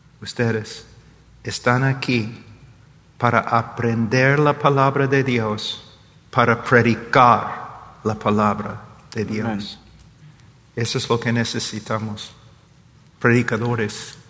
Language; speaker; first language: Spanish; non-native, fluent; English